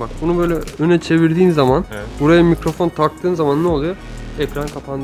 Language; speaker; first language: Turkish; native; Turkish